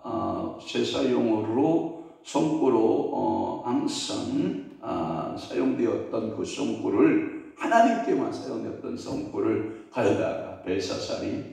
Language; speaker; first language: Korean; native; Korean